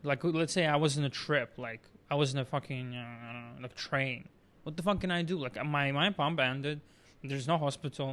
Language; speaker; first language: English; non-native, fluent; Russian